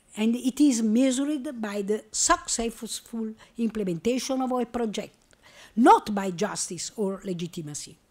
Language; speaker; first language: English; non-native, learner; Italian